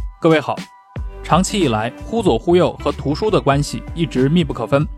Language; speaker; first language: Chinese; native; Chinese